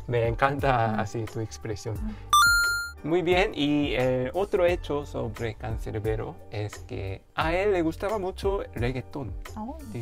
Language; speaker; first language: Spanish; non-native, fluent; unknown